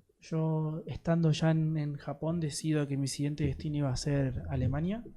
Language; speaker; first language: Spanish; native; Spanish